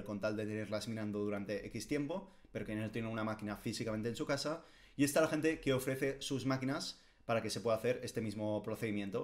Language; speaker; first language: Spanish; native; Spanish